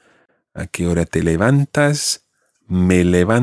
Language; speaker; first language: Spanish; non-native, fluent; English